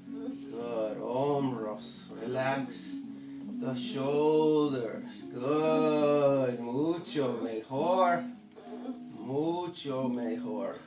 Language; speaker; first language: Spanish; non-native, learner; English